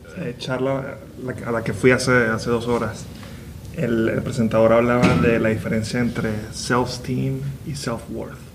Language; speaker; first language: Spanish; native; Spanish